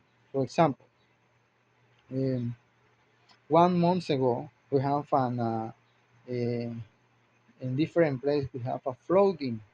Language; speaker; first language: English; non-native, learner; Spanish